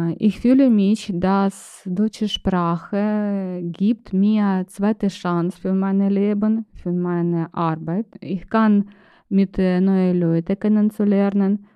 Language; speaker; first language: German; non-native, learner; Ukrainian